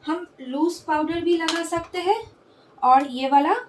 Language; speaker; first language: Hindi; non-native, local second language; Bangla